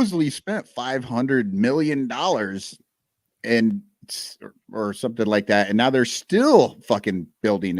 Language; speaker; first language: English; native; English